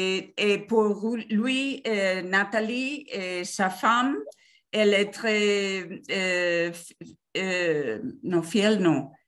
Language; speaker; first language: French; non-native, learner; Spanish